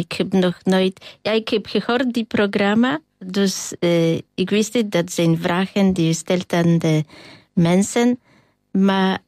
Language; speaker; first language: Dutch; non-native, learner; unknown